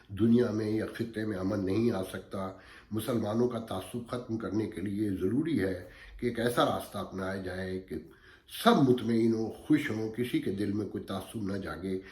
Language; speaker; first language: Urdu; native; Urdu